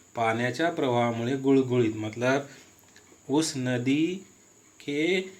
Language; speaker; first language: Hindi; non-native, local second language; Marathi